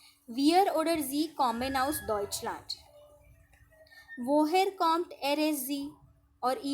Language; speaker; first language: German; non-native, fluent; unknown